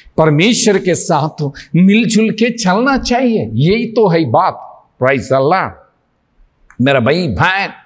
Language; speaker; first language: Hindi; non-native, local second language; Telugu